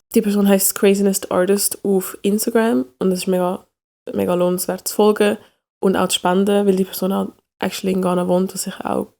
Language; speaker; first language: German; early bilingual, other home language; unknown